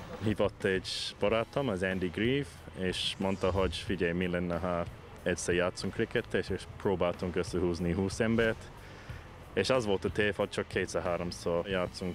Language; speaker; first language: Hungarian; non-native, fluent; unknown